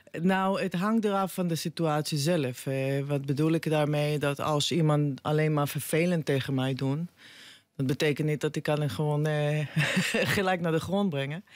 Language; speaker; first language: Dutch; non-native, fluent; Hebrew